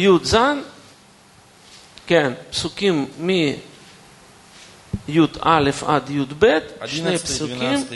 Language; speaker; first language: Hebrew; non-native, fluent; Russian